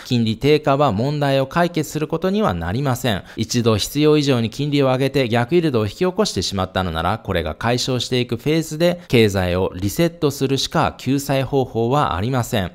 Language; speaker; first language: Japanese; native; Japanese